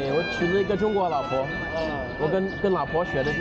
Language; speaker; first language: Chinese; non-native, fluent; English